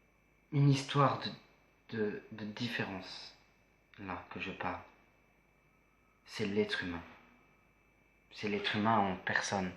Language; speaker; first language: French; native; French